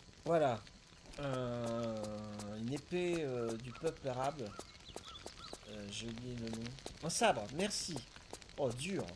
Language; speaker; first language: French; native; French